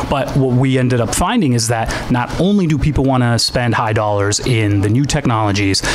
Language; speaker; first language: English; native; English